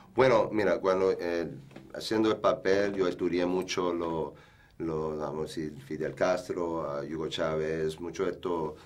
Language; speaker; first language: Spanish; early bilingual, heritage; Spanish